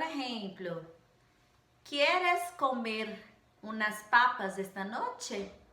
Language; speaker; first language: Spanish; non-native, fluent; Portuguese